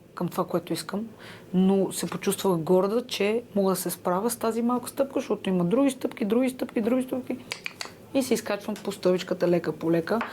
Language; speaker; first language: Bulgarian; native; Bulgarian